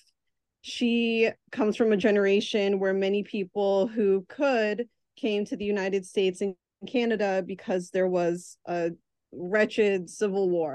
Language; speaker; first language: English; native; English